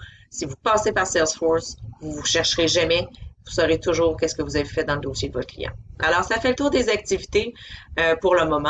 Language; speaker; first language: French; native; French